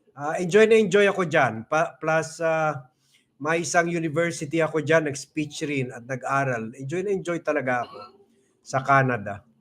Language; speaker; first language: Filipino; non-native, local second language; Cebuano